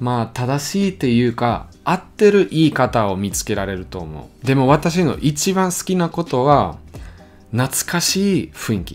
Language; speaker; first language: Japanese; non-native, learner; German